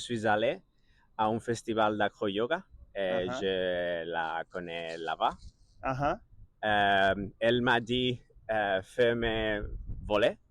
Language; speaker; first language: French; non-native, learner; Catalan